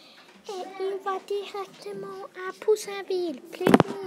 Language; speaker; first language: French; non-native, learner; English